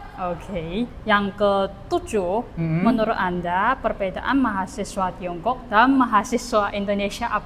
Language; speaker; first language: Indonesian; non-native, fluent; Chinese